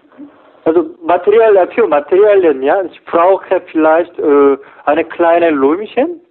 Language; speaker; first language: German; non-native, learner; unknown